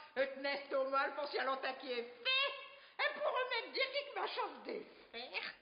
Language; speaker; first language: French; native; French